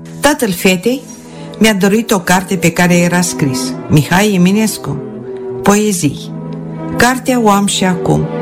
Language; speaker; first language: Romanian; non-native, local second language; Russian